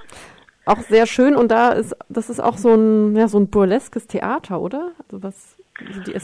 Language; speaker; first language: German; native; German